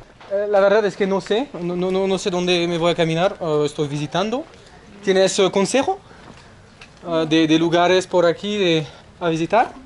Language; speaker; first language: Spanish; non-native, learner; French